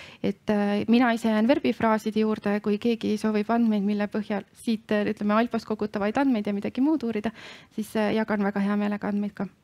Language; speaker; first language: Estonian; native; Estonian